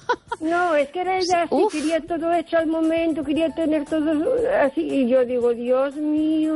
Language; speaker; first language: Spanish; native; Spanish